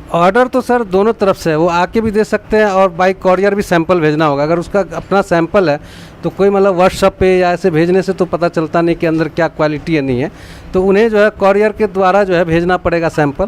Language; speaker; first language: Hindi; native; Hindi